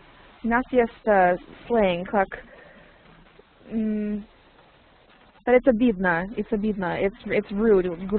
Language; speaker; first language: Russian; non-native, learner; English